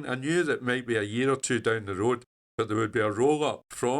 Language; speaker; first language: English; native; English